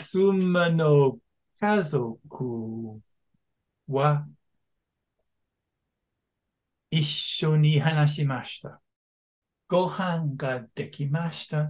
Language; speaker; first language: Japanese; non-native, learner; English